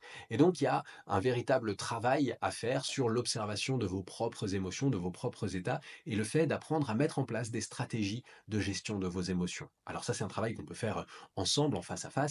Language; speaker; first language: French; native; French